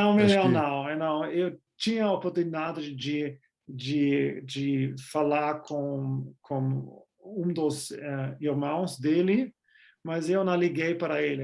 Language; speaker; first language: Portuguese; non-native, fluent; German